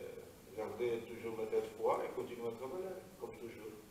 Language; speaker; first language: French; non-native, learner; Portuguese